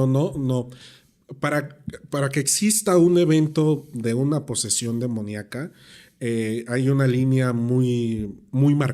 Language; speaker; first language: Spanish; native; Spanish